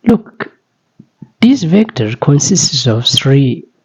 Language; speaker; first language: English; non-native, local second language; Amharic